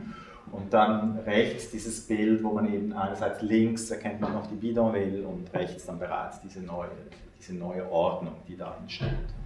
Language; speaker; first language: German; native; German